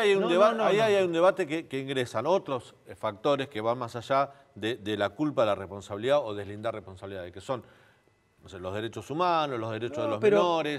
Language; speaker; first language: Spanish; native; Spanish